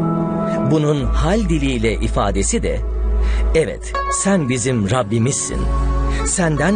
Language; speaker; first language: Turkish; native; Turkish